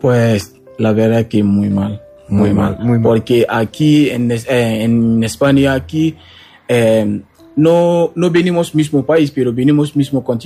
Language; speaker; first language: Spanish; non-native, learner; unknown